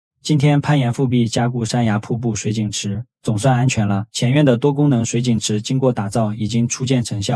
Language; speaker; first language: Chinese; native; Chinese